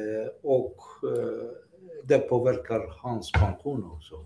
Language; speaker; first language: Swedish; non-native, fluent; Greek